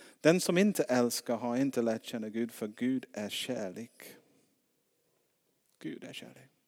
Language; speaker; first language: Swedish; non-native, fluent; English